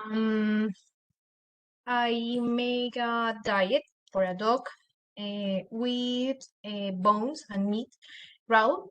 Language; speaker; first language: English; non-native, learner; Spanish